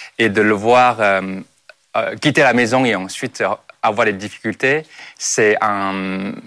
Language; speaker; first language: French; non-native, fluent; Chinese